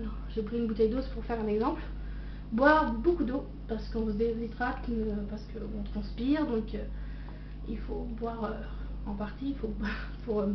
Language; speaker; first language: French; native; French